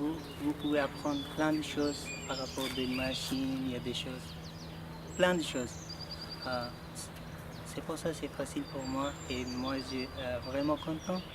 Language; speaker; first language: French; non-native, learner; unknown